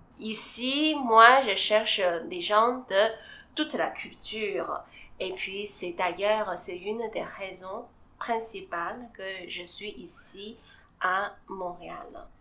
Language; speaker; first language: French; non-native, fluent; Chinese